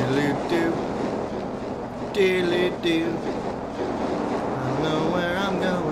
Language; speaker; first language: English; native; English